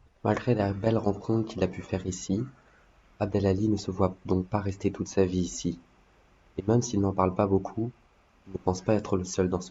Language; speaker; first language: French; native; French